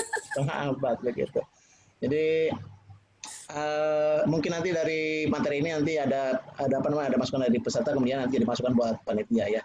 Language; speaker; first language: Indonesian; native; Indonesian